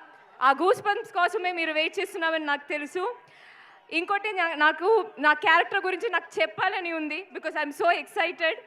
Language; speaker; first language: Telugu; non-native, fluent; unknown